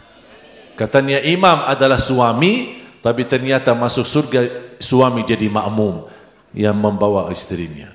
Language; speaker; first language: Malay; non-native, fluent; Arabic